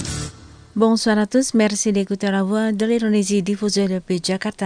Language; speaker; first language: French; non-native, fluent; Indonesian